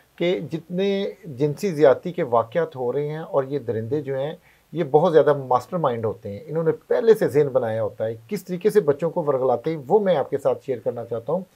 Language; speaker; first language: Urdu; non-native, local second language; Punjabi